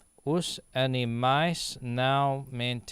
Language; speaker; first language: Portuguese; non-native, learner; English